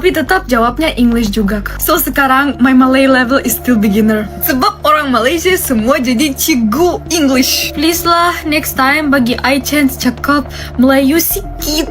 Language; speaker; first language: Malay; non-native, learner; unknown